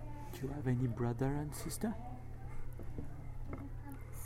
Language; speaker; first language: English; non-native, fluent; French